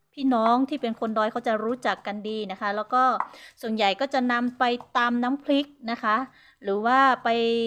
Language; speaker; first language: Thai; non-native, local second language; Karen languages